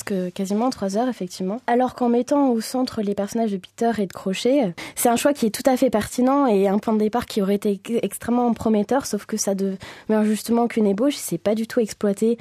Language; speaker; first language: French; native; French